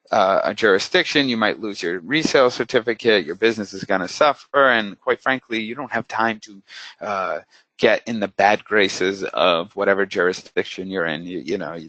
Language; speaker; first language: English; native; English